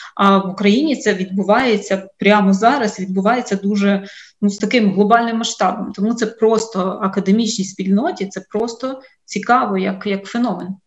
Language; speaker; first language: Ukrainian; native; Ukrainian